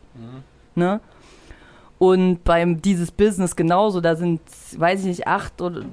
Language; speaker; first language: German; native; German